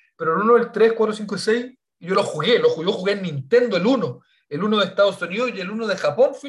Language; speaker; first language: Spanish; native; Spanish